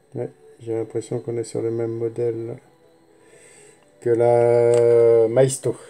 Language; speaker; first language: French; native; French